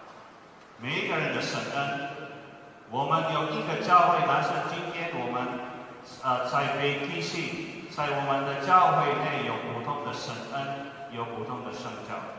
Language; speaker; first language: Chinese; non-native, fluent; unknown